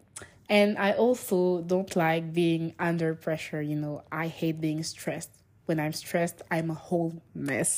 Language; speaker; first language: English; non-native, fluent; French